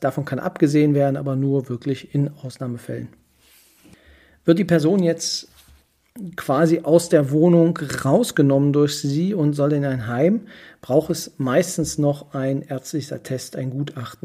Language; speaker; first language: German; native; German